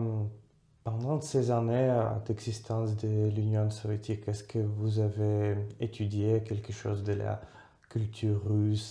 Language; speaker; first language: French; non-native, fluent; Russian